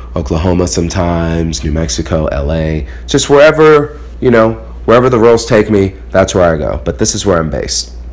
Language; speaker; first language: English; early bilingual, other home language; Akan